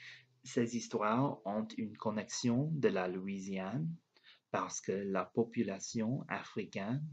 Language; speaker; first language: French; non-native, learner; English